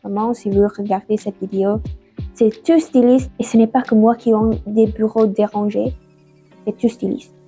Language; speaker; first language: French; non-native, learner; Indonesian